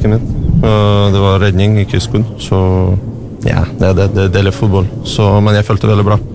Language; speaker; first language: Norwegian; non-native, learner; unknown